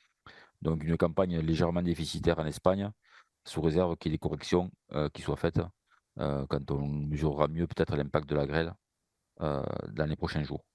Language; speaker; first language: French; native; French